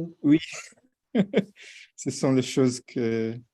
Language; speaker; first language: French; non-native, fluent; Portuguese